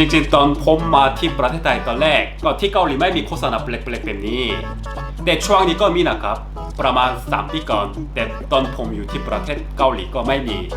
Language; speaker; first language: Thai; non-native, learner; Korean